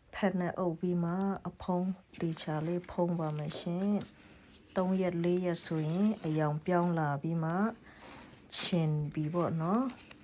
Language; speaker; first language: Burmese; non-native, local second language; Shan